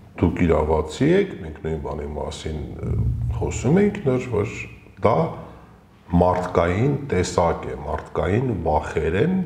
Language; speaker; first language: Armenian; early bilingual, heritage; Armenian